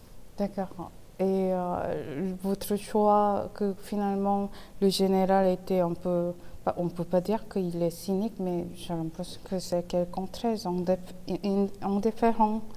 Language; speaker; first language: French; non-native, fluent; Korean